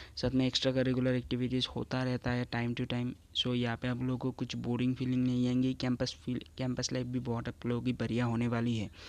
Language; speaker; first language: Hindi; non-native, local second language; Assamese